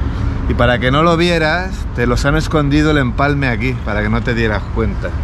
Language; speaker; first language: Spanish; native; Spanish